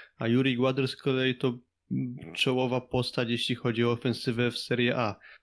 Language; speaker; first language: Polish; native; Polish